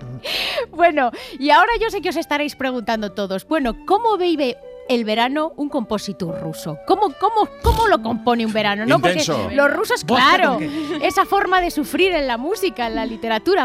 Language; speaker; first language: Spanish; native; Spanish